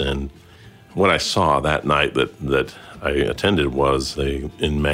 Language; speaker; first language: English; native; English